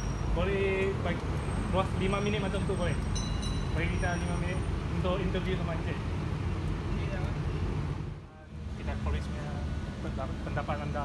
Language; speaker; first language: Indonesian; non-native, local second language; Chinese